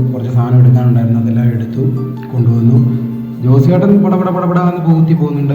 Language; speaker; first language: Malayalam; native; Malayalam